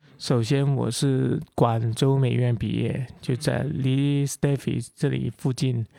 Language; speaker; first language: Chinese; non-native, local second language; Cantonese